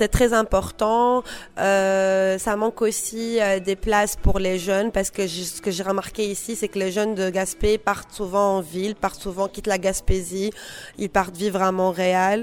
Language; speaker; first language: French; non-native, local second language; Arabic